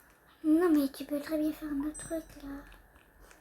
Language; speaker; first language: French; native; French